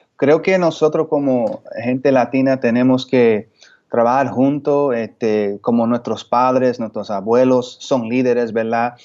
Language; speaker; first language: Spanish; early bilingual, heritage; Spanish